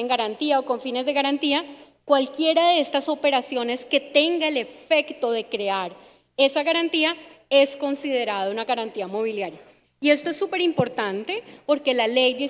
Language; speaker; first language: Spanish; native; Spanish